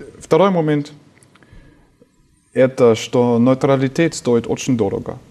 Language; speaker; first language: Russian; non-native, fluent; German